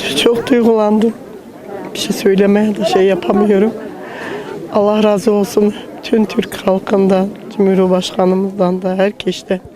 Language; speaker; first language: Turkish; early bilingual, heritage; Turkish